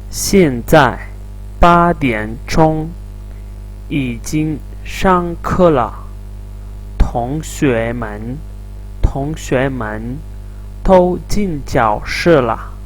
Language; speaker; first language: Chinese; non-native, fluent; Urdu